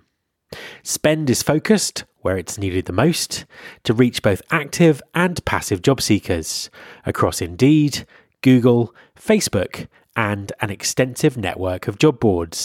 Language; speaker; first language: English; native; English